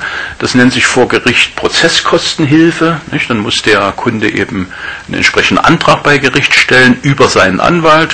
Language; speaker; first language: German; native; German